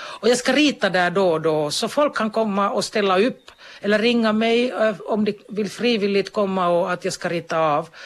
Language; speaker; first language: Swedish; non-native, local second language; Finnish